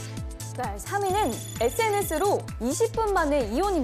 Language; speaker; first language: Korean; native; Korean